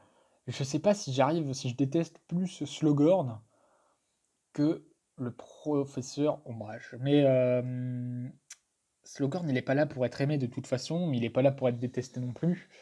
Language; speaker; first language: French; native; French